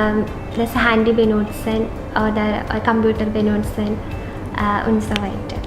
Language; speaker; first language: German; non-native, learner; Malayalam